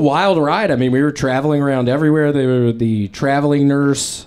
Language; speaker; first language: English; native; English